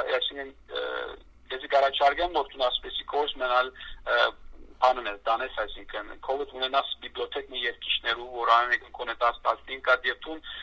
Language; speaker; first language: Armenian; native; Armenian